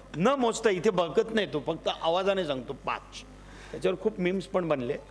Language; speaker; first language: Marathi; non-native, local second language; Gujarati